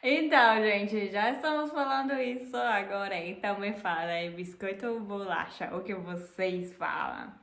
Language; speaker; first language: Portuguese; non-native, fluent; German